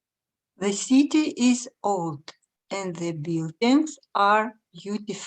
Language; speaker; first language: English; non-native, learner; Russian